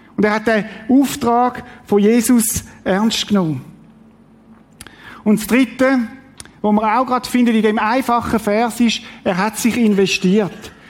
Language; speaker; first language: German; native; German